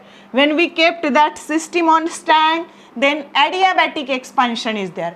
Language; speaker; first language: English; non-native, local second language; Marathi